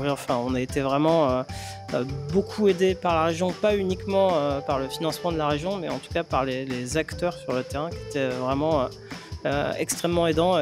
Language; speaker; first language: French; native; French